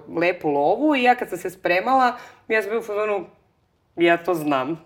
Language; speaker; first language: Serbian; native; Serbian